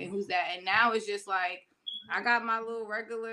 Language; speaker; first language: English; native; English